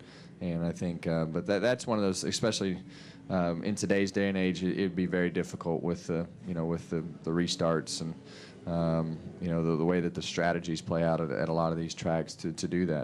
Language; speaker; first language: English; native; English